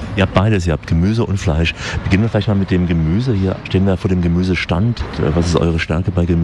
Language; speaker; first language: German; native; German